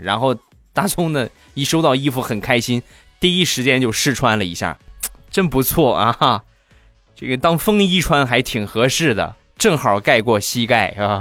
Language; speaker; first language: Chinese; native; Chinese